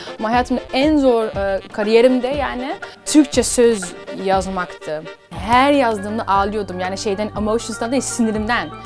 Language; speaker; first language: Turkish; early bilingual, heritage; Turkish